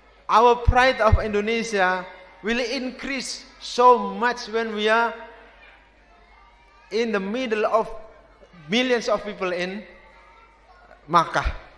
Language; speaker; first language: English; non-native, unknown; Indonesian